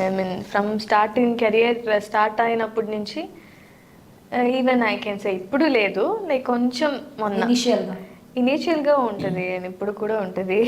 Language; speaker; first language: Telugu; non-native, learner; Tamil